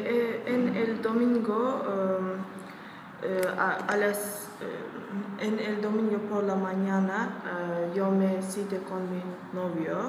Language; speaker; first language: Spanish; non-native, learner; Azerbaijani